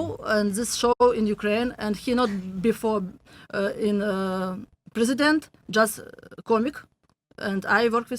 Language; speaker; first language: English; non-native, learner; Russian